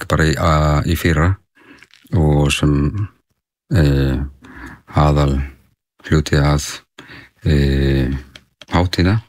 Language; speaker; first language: Icelandic; non-native, learner; Spanish